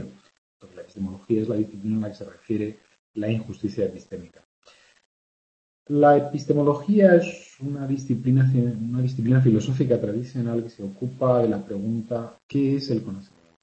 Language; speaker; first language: Spanish; native; Spanish